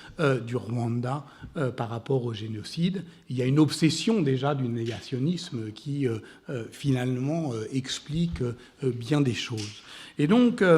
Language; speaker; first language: French; native; French